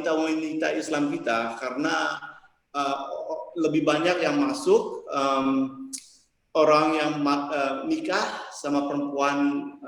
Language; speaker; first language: Indonesian; early bilingual, heritage; English